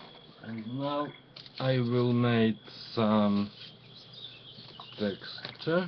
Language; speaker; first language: English; non-native, learner; Ukrainian